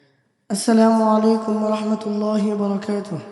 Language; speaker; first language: Arabic; non-native, learner; Bangla